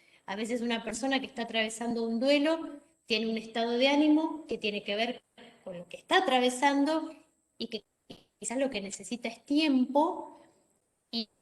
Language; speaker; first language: Spanish; native; Spanish